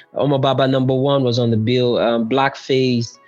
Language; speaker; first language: English; non-native, local second language; Yoruba